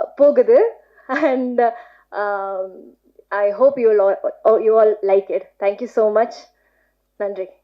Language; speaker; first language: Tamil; non-native, learner; Malayalam